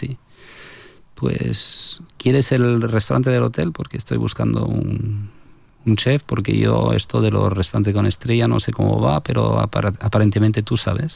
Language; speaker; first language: Spanish; non-native, fluent; French